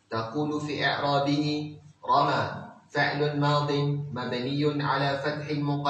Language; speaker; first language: Arabic; non-native, learner; Malay